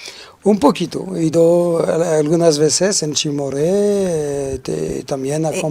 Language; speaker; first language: Spanish; non-native, fluent; French